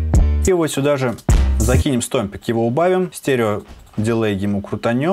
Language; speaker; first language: Russian; native; Russian